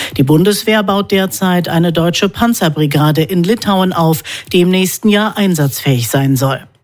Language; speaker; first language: German; native; German